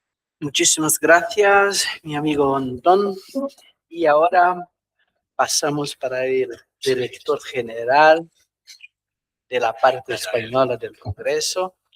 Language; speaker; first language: Spanish; non-native, fluent; Portuguese